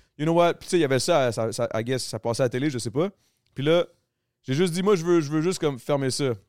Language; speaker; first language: French; native; French